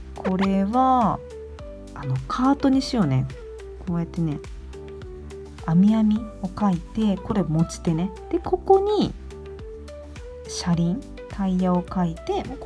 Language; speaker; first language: Japanese; native; Japanese